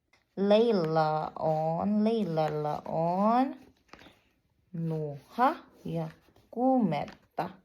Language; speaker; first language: Finnish; non-native, learner; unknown